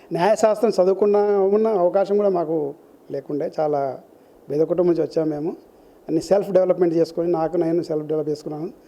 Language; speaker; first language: Telugu; native; Telugu